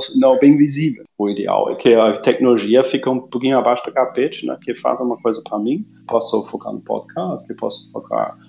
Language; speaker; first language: Portuguese; non-native, fluent; German